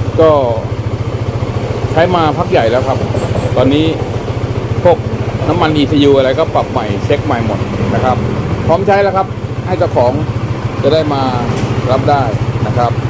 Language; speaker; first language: Thai; native; Thai